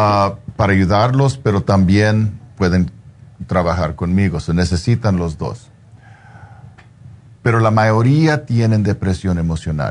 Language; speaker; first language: Spanish; non-native, fluent; English